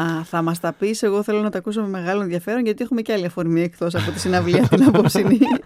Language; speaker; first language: Greek; native; Greek